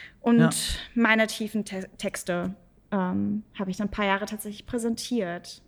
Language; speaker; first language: German; early bilingual, other home language; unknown